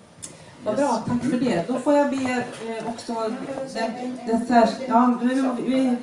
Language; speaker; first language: Swedish; native; Swedish